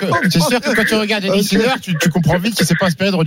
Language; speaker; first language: French; native; French